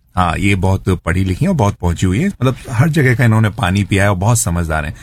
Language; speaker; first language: Hindi; native; Hindi